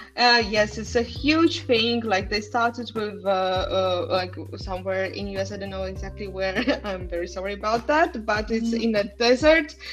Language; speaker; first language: English; non-native, fluent; Estonian